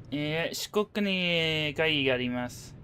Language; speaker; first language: Japanese; non-native, learner; English